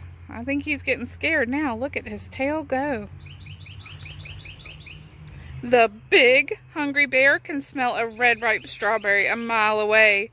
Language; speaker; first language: English; native; English